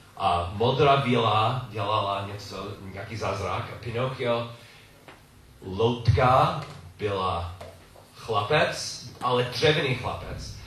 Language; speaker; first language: Czech; non-native, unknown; English